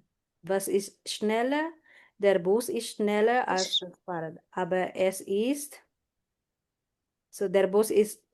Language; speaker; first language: German; non-native, fluent; Filipino